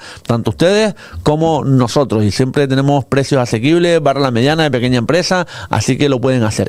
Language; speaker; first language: Spanish; native; Spanish